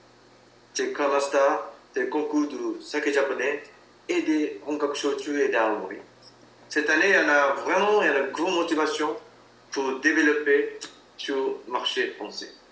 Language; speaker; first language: French; non-native, learner; Japanese